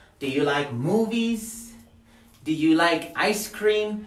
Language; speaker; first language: English; non-native, fluent; Spanish